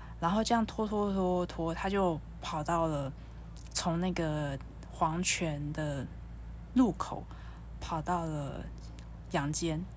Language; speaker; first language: Chinese; native; Chinese